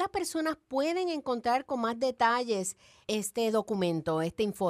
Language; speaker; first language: Spanish; native; Spanish